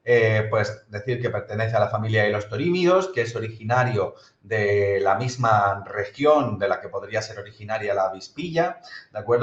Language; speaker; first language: Spanish; native; Spanish